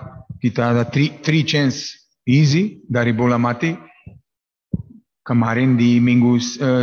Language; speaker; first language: Indonesian; non-native, fluent; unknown